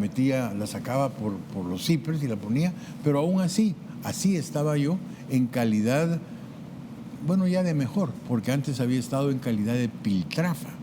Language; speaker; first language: Spanish; native; Spanish